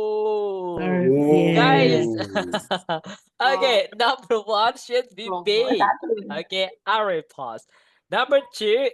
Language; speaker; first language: English; non-native, fluent; Indonesian